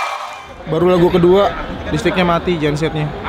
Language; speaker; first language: Indonesian; native; Indonesian